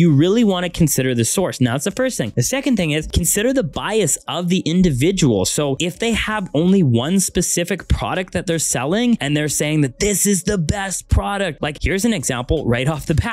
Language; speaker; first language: English; native; English